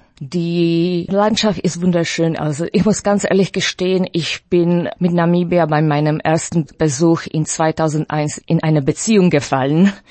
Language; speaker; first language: German; non-native, fluent; Slovak